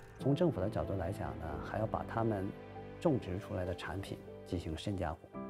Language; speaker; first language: Chinese; native; Chinese